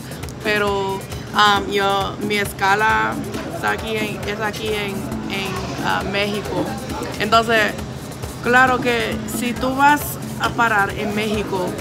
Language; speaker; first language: Spanish; non-native, fluent; English